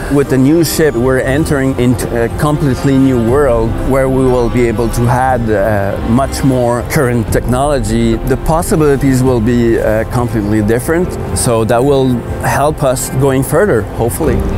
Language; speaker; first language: English; non-native, fluent; French